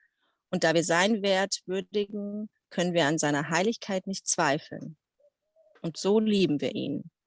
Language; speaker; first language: German; non-native, fluent; Dutch